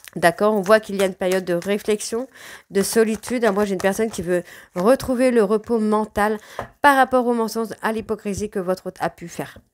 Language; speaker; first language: French; native; French